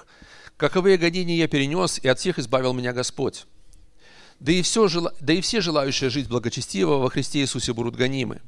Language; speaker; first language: Russian; native; Russian